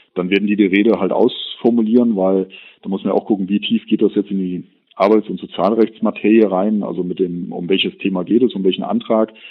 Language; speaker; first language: German; native; German